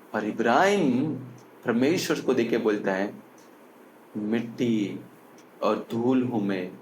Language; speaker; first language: Hindi; non-native, local second language; Tamil